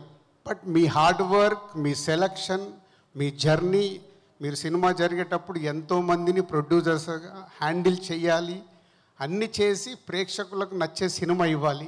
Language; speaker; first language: Telugu; native; Telugu